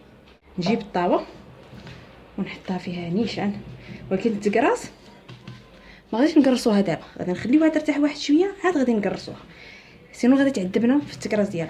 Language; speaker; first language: Arabic; native; Arabic